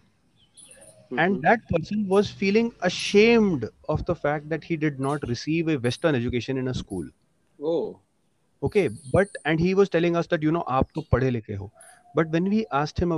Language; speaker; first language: English; non-native, local second language; Punjabi